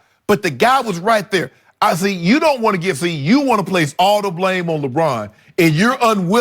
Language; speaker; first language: English; native; English